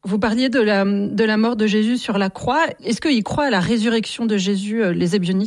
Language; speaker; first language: French; native; French